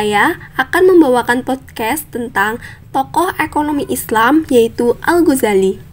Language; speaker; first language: Indonesian; native; Indonesian